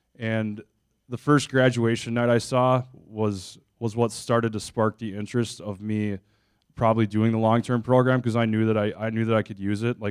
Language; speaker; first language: English; native; English